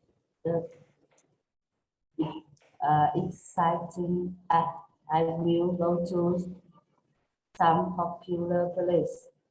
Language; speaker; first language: English; non-native, learner; Vietnamese